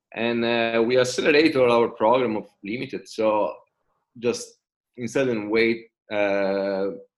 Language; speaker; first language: English; non-native, fluent; Italian